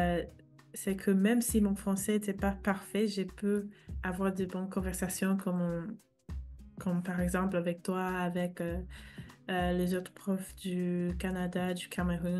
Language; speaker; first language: French; non-native, fluent; English